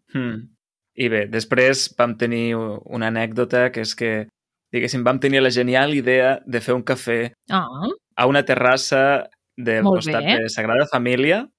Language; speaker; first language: Catalan; native; Catalan